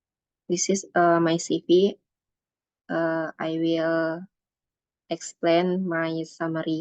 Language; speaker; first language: English; non-native, learner; Indonesian